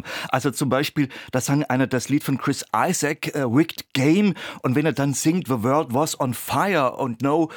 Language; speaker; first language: German; native; German